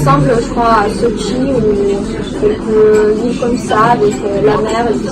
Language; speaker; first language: French; non-native, fluent; Russian